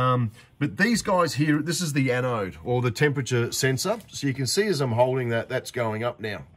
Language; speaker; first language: English; native; English